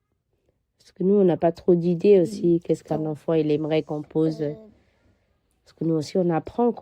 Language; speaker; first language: French; non-native, fluent; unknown